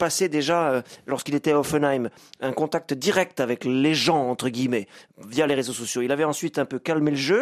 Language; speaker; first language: French; native; French